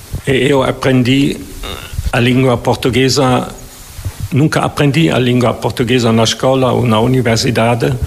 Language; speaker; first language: Portuguese; non-native, fluent; German